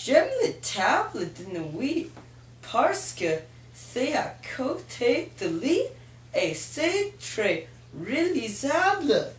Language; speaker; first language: French; non-native, learner; English